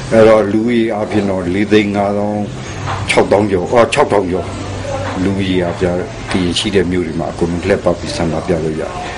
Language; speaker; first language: Burmese; non-native, local second language; S'gaw Karen